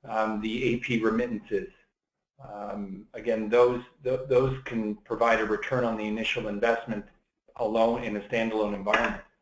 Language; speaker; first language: English; native; English